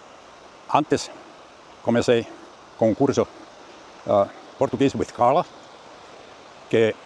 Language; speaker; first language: Portuguese; non-native, learner; Finnish